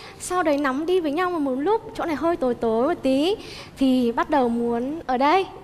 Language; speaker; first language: Vietnamese; native; Vietnamese